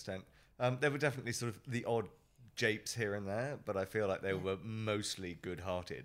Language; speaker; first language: English; native; English